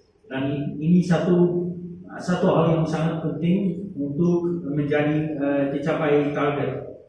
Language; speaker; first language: Indonesian; non-native, fluent; Dutch